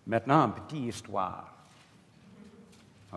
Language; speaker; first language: French; non-native, learner; English